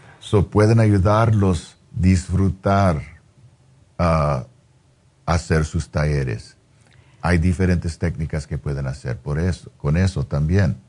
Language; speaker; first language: Spanish; non-native, fluent; English